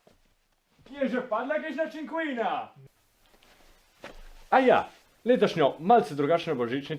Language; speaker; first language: Slovenian; native; Slovenian